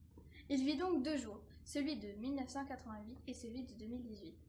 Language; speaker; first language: French; native; French